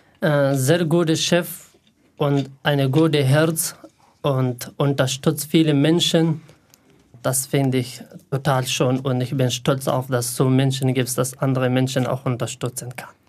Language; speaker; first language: German; non-native, learner; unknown